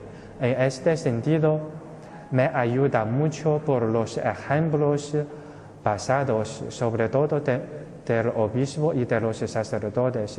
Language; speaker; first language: Spanish; non-native, fluent; Chinese